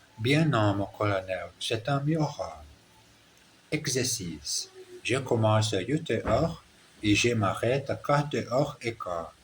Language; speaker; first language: French; non-native, learner; Portuguese